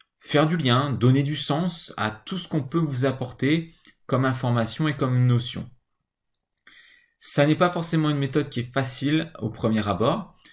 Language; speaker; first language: French; native; French